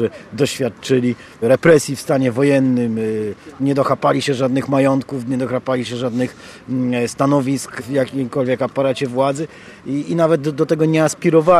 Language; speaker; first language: Polish; native; Polish